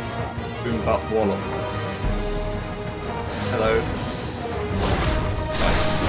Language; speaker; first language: English; native; English